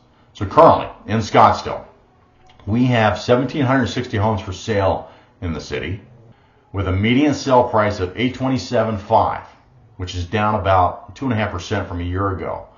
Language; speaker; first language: English; native; English